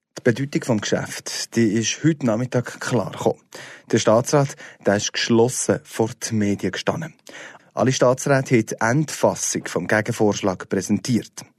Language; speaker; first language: German; native; German